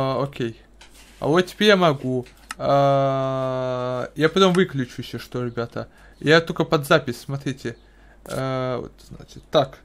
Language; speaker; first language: Russian; native; Russian